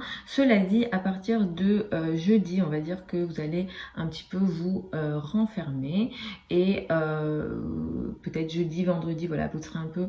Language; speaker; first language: French; native; French